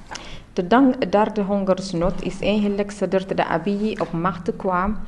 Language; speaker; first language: Dutch; non-native, learner; Tigrinya